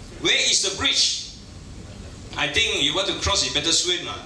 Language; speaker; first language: English; non-native, local second language; Chinese